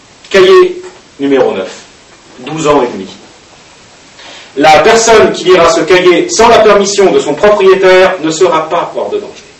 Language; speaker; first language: French; native; French